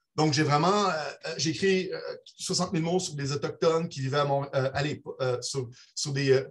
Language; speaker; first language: French; native; French